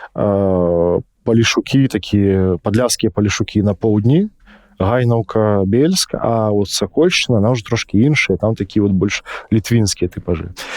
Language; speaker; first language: Belarusian; non-native, local second language; Russian